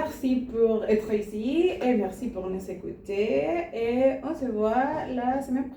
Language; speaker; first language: French; non-native, learner; Spanish